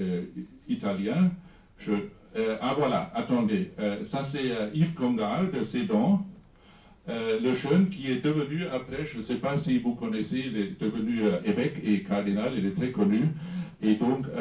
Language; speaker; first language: French; non-native, fluent; German